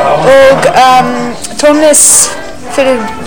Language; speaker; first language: Icelandic; non-native, learner; English